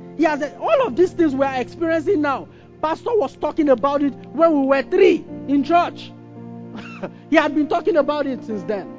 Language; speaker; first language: English; non-native, local second language; Yoruba